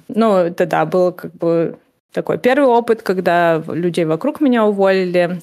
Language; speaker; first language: Russian; native; Russian